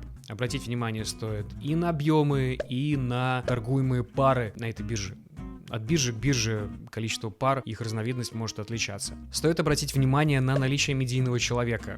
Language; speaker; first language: Russian; native; Russian